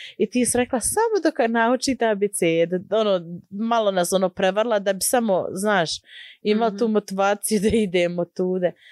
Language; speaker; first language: Croatian; early bilingual, heritage; Bosnian